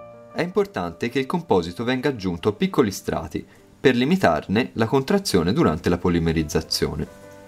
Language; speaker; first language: Italian; native; Italian